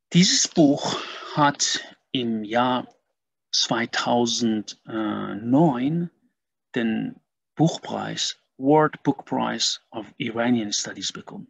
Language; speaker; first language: German; non-native, fluent; Persian